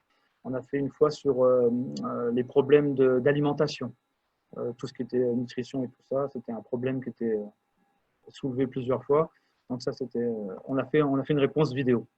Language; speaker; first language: French; native; French